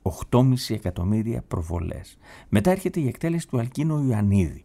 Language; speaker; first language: Greek; native; Greek